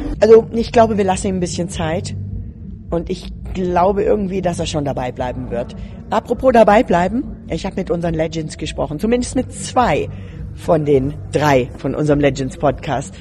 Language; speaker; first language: German; native; German